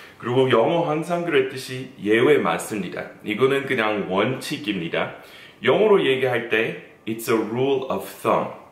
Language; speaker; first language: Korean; non-native, fluent; English